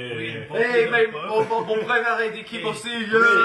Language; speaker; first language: French; non-native, learner; English